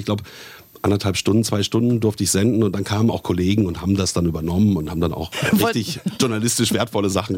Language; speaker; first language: German; native; German